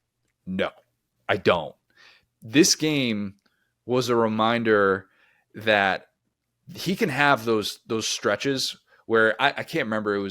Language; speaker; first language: English; native; English